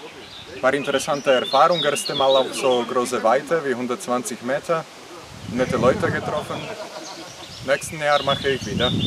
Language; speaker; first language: German; non-native, learner; Slovak